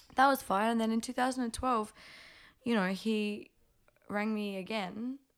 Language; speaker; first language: English; early bilingual, other home language; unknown